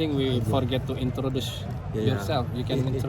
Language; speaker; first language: English; non-native, learner; Indonesian